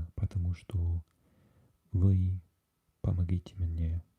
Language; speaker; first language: Russian; non-native, learner; English